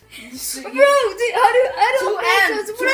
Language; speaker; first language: Norwegian; non-native, fluent; Arabic